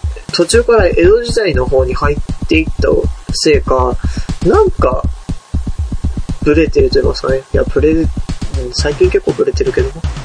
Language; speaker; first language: Japanese; native; Japanese